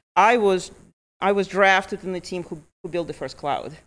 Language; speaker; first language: English; early bilingual, other home language; Russian